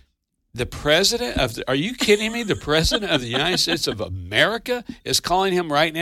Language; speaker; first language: English; native; English